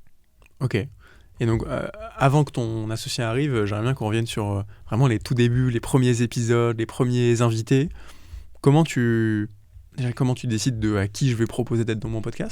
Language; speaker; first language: French; native; French